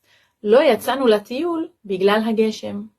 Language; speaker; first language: Hebrew; non-native, local second language; Arabic